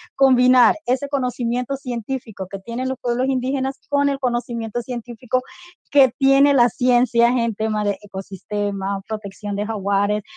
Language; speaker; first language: Spanish; non-native, local second language; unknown